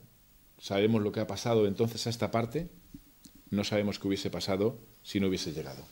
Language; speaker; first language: Spanish; native; Spanish